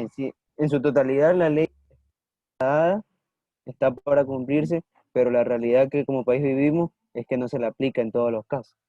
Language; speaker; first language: Spanish; native; Spanish